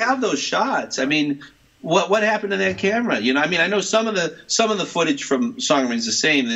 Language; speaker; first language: English; native; English